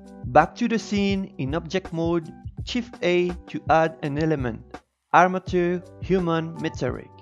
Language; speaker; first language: English; non-native, fluent; French